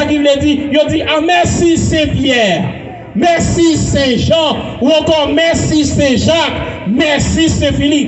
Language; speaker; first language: French; non-native, local second language; Haitian Creole